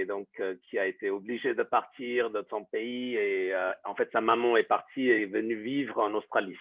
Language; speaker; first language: French; non-native, fluent; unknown